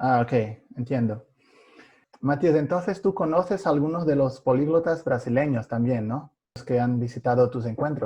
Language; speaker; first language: Spanish; non-native, fluent; Portuguese